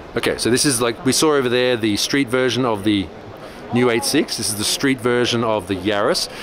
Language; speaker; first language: English; native; English